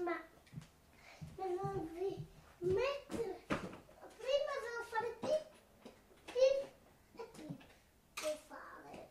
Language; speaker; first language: Italian; early bilingual, heritage; Italian